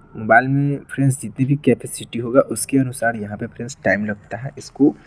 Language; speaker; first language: Hindi; native; Hindi